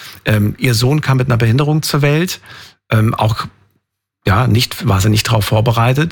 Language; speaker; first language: German; native; German